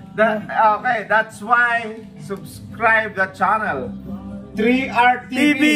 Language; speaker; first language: English; non-native, local second language; Filipino